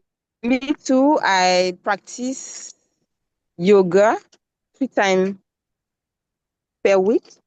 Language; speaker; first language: English; non-native, learner; French